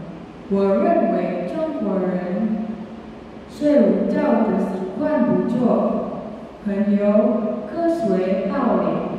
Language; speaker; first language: Chinese; non-native, learner; Indonesian